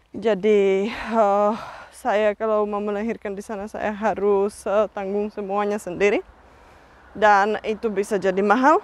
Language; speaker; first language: Indonesian; non-native, fluent; Czech